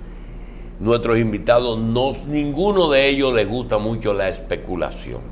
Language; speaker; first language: Spanish; native; Spanish